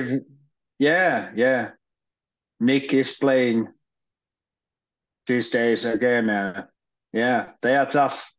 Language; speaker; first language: English; non-native, learner; Finnish